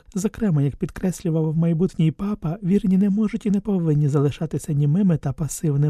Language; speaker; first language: Ukrainian; native; Ukrainian